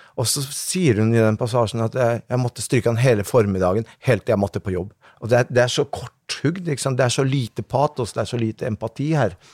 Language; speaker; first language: Norwegian; early bilingual, other home language; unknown